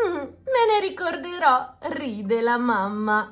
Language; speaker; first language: Italian; native; Italian